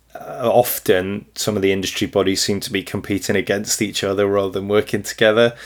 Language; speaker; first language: English; native; English